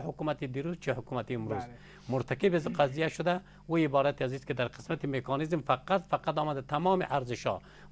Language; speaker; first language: Persian; native; Persian